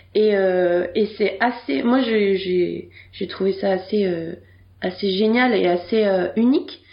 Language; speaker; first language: French; native; French